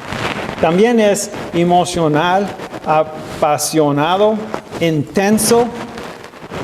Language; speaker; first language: Spanish; non-native, learner; English